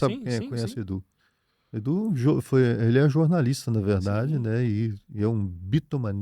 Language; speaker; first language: Portuguese; native; Portuguese